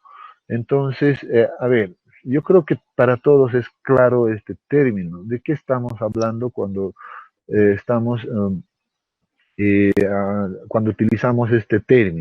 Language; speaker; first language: Spanish; native; Spanish